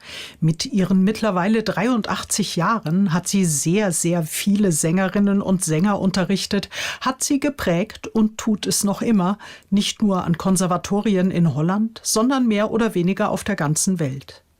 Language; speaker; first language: German; native; German